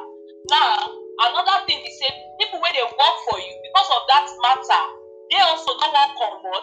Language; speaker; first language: Nigerian Pidgin; non-native, local second language; Yoruba